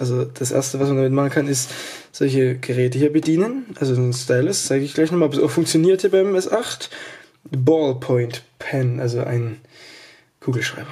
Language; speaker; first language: German; native; German